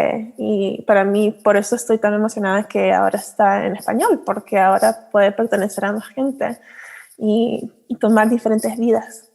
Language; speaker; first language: Spanish; early bilingual, heritage; Spanish